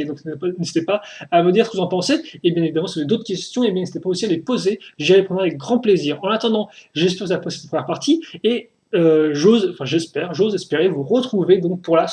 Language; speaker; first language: French; native; French